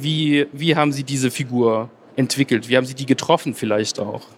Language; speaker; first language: German; native; German